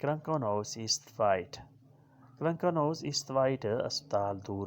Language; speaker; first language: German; non-native, fluent; Urdu